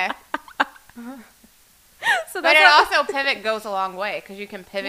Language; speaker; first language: English; native; English